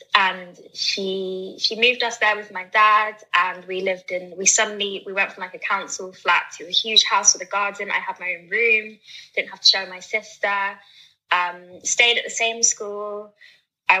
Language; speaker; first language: English; native; English